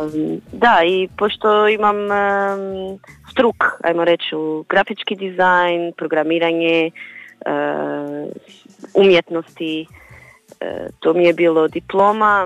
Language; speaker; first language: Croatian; non-native, learner; Portuguese